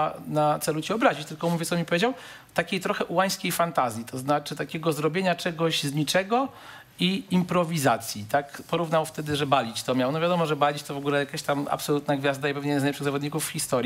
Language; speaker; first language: Polish; native; Polish